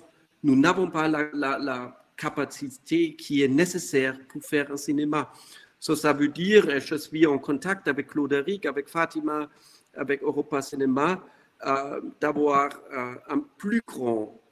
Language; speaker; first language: French; non-native, fluent; German